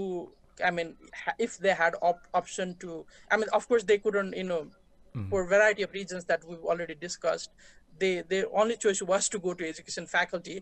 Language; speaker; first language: English; non-native, local second language; Nepali